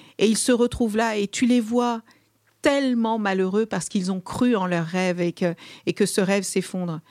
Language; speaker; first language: French; early bilingual, other home language; Kabuverdianu